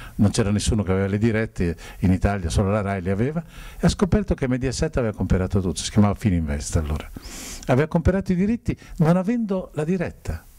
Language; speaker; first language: Italian; native; Italian